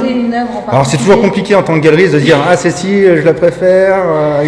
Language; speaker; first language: French; native; French